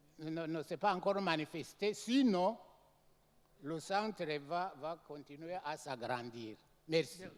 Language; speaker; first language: French; non-native, local second language; Rundi